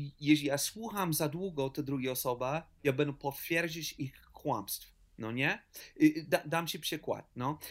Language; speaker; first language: Polish; non-native, learner; English